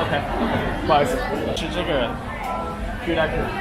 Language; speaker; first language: Chinese; early bilingual, heritage; Chinese